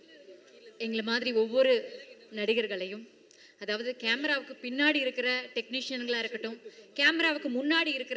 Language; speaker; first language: Tamil; native; Tamil